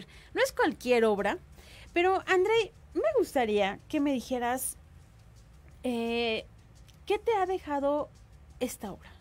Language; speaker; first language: Spanish; native; Spanish